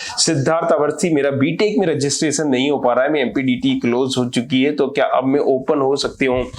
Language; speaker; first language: Hindi; native; Hindi